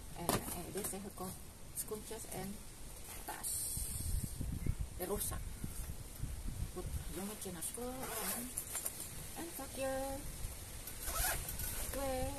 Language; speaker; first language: Dutch; non-native, learner; Indonesian